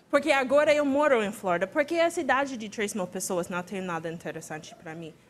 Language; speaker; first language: Portuguese; non-native, fluent; English